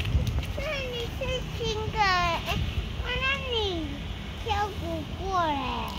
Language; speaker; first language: Chinese; native; Chinese